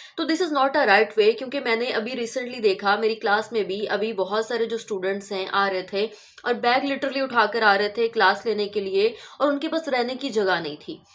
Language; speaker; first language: Urdu; non-native, local second language; Punjabi